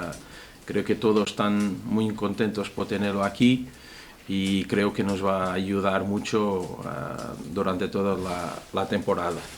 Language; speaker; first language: Spanish; non-native, fluent; Portuguese